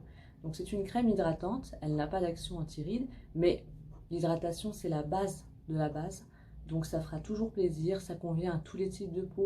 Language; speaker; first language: French; native; French